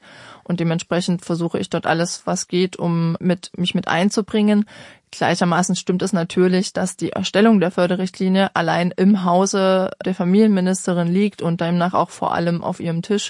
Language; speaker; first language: German; native; German